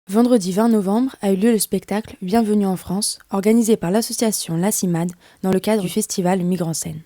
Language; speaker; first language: French; native; French